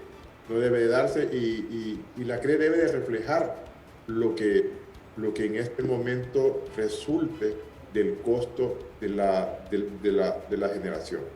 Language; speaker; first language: Spanish; native; Spanish